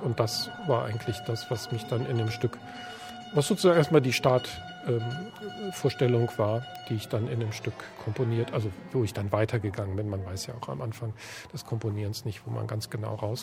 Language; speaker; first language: German; native; German